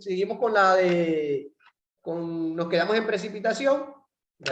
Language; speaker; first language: Spanish; native; Spanish